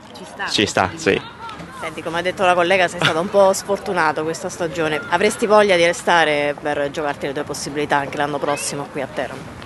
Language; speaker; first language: Italian; native; Italian